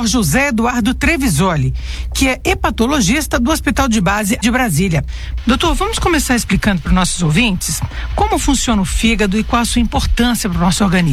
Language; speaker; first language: Portuguese; native; Portuguese